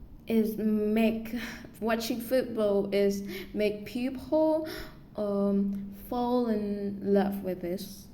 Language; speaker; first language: English; non-native, learner; Vietnamese